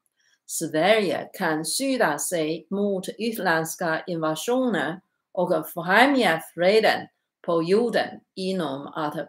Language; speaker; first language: Swedish; non-native, learner; Chinese